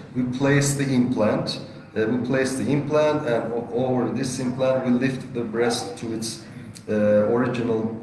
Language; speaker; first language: English; non-native, fluent; Turkish